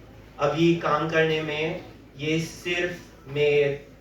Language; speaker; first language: Hindi; early bilingual, heritage; English